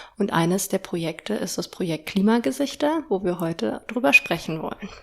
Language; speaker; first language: German; native; German